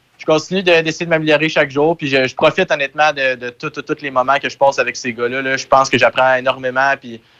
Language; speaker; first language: French; native; French